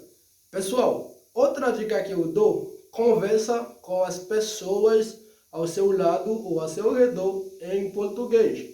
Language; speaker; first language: Portuguese; non-native, fluent; Haitian Creole